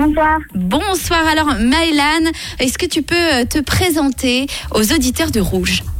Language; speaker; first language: French; native; French